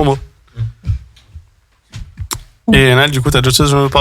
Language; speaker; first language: French; native; French